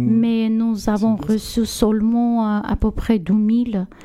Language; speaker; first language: French; non-native, learner; Armenian